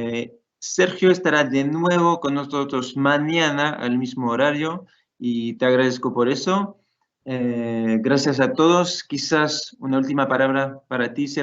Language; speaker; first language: Spanish; non-native, fluent; Portuguese